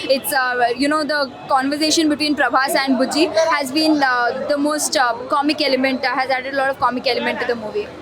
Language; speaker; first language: English; non-native, local second language; Telugu